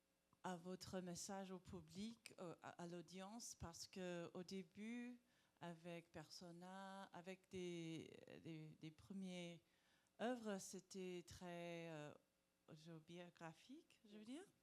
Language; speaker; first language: French; non-native, learner; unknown